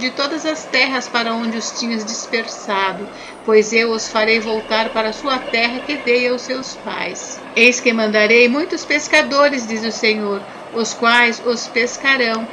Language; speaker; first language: Portuguese; native; Portuguese